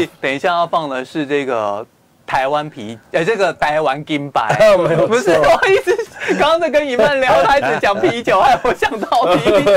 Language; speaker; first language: Chinese; native; Chinese